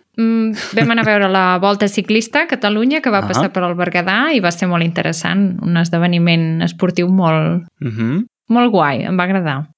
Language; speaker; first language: Catalan; native; Catalan